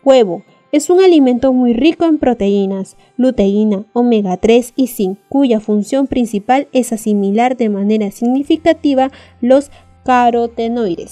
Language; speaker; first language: Spanish; native; Spanish